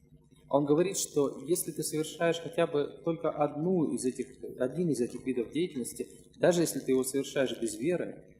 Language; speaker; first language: Russian; native; Russian